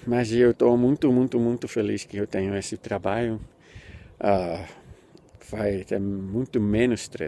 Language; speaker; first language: Portuguese; non-native, fluent; Dutch